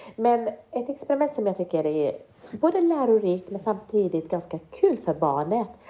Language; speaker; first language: Swedish; early bilingual, other home language; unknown